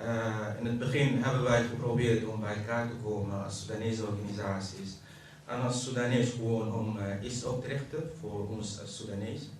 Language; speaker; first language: Dutch; non-native, fluent; Arabic